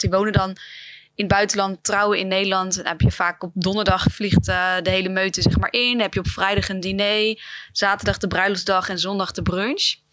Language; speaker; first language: Dutch; native; Dutch